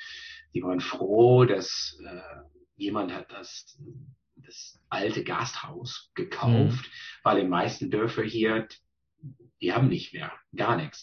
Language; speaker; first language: German; non-native, fluent; English